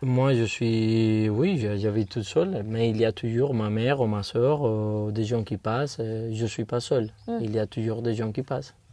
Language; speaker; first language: French; non-native, fluent; Spanish